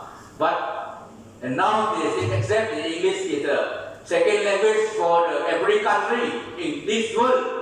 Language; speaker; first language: English; non-native, learner; Thai